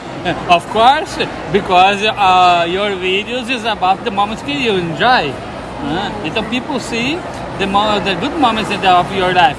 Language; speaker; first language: English; non-native, learner; Portuguese